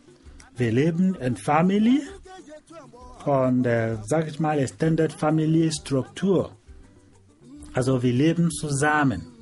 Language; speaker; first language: German; non-native, learner; Igbo